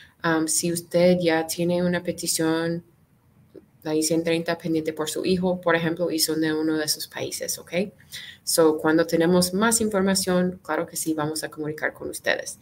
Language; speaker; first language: Spanish; non-native, fluent; English